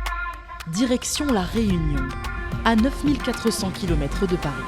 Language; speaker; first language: French; native; French